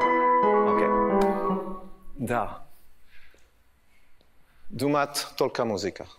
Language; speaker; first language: Russian; non-native, learner; French